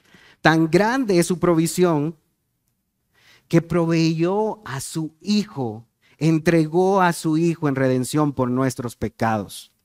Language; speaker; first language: Spanish; native; Spanish